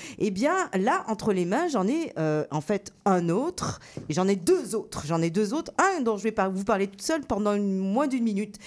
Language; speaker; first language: French; native; French